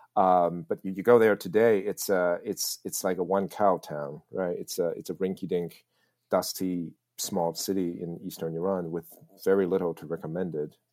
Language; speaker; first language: English; early bilingual, other home language; Chinese